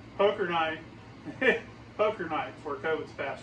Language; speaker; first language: English; native; English